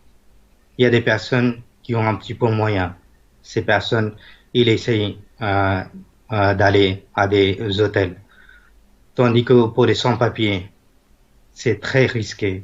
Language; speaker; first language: French; non-native, fluent; Bangla